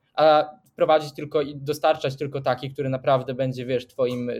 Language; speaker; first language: Polish; non-native, fluent; Swedish